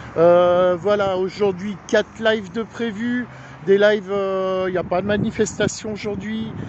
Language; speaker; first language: French; native; French